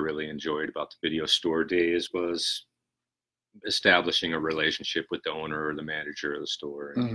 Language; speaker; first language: English; native; English